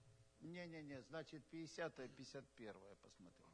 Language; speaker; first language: Russian; native; Russian